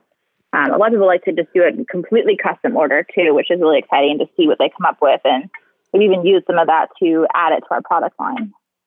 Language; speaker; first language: English; native; English